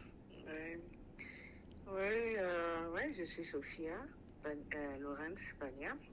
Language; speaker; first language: French; non-native, local second language; Sango